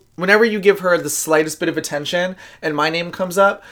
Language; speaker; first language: English; native; English